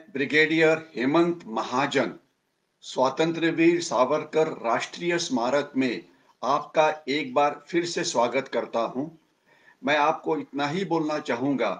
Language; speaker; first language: Hindi; non-native, local second language; Marathi